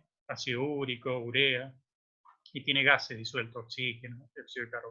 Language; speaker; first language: Spanish; native; Spanish